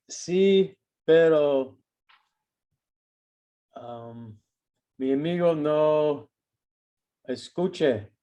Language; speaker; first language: Spanish; non-native, learner; English